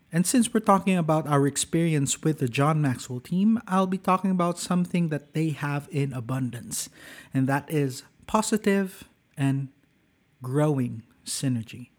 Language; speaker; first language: English; non-native, local second language; Cebuano